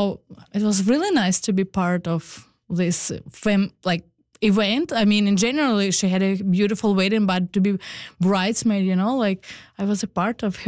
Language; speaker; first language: English; non-native, learner; Ukrainian